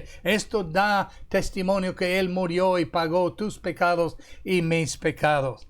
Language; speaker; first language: Spanish; non-native, fluent; English